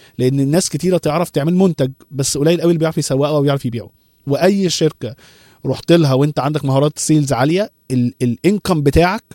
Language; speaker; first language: Arabic; early bilingual, heritage; Arabic